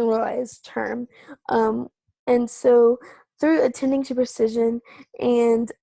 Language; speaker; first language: English; native; English